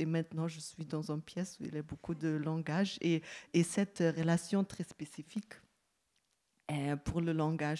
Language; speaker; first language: French; non-native, fluent; German